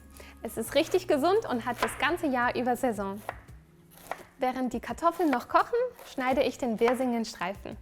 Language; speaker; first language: German; native; German